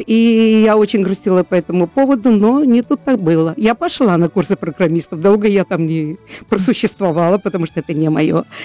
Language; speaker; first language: Russian; native; Russian